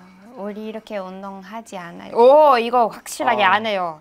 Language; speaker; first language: Korean; non-native, learner; Hebrew